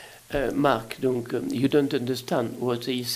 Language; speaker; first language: English; non-native, learner; French